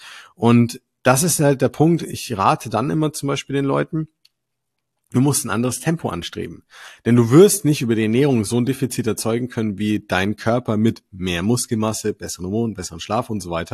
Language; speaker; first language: German; native; German